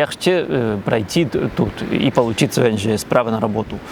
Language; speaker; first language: Russian; non-native, learner; Spanish